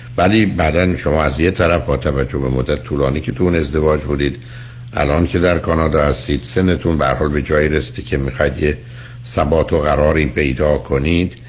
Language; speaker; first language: Persian; native; Persian